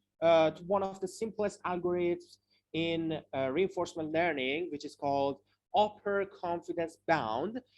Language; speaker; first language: English; non-native, fluent; Persian